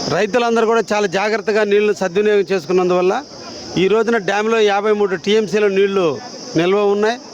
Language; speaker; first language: Telugu; native; Telugu